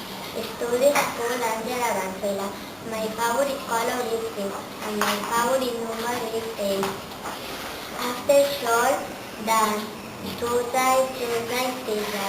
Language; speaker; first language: English; non-native, learner; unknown